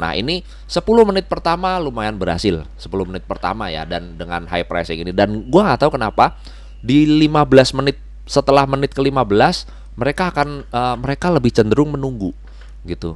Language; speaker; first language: Indonesian; native; Indonesian